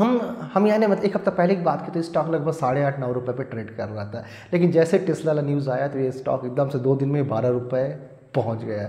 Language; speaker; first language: Hindi; native; Hindi